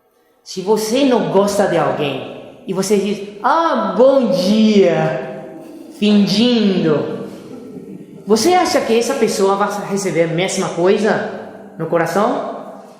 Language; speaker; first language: Portuguese; non-native, fluent; Spanish